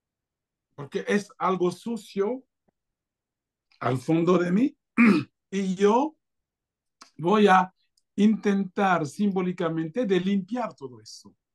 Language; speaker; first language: Spanish; non-native, fluent; French